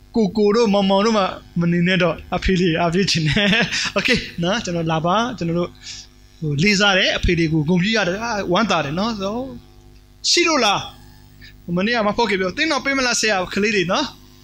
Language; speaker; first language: Burmese; non-native, local second language; S'gaw Karen